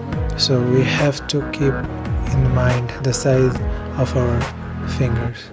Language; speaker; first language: English; non-native, fluent; Bangla